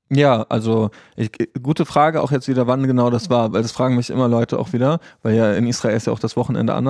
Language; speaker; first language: German; native; German